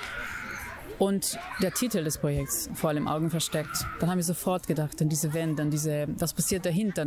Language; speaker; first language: German; non-native, fluent; Italian